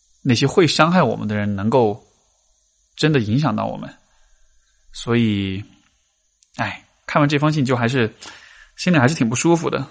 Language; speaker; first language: Chinese; native; Chinese